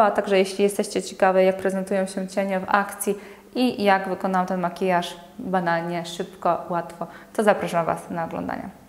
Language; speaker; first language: Polish; native; Polish